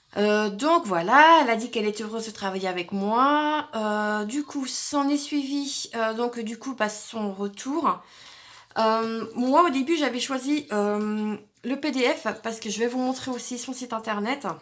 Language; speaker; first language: French; native; French